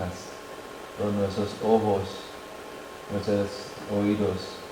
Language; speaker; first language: Spanish; non-native, fluent; English